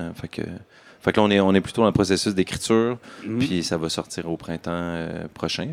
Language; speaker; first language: French; native; French